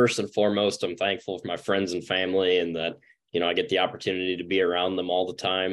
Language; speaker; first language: English; native; English